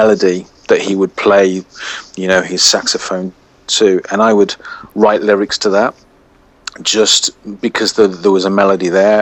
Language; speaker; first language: English; native; English